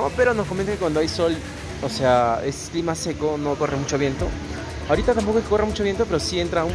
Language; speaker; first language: Spanish; native; Spanish